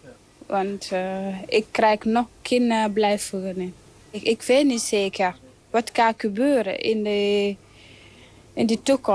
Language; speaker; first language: Dutch; non-native, learner; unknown